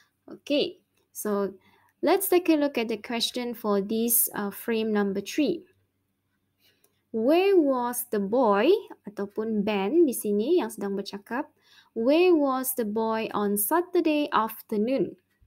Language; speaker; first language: English; non-native, local second language; Malay